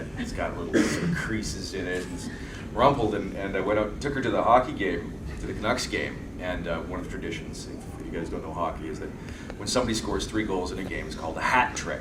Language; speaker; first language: English; native; English